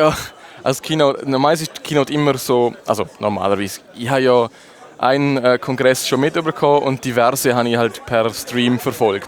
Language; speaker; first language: German; native; German